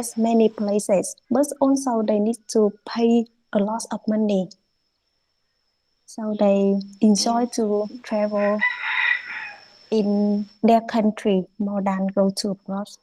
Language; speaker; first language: English; non-native, fluent; Vietnamese